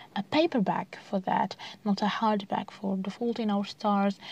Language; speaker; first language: English; non-native, fluent; Arabic